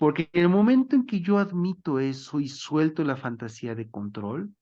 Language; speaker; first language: Spanish; native; Spanish